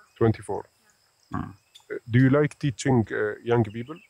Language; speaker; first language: English; non-native, fluent; Arabic